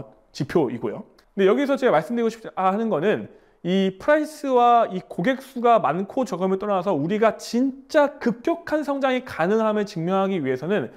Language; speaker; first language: Korean; native; Korean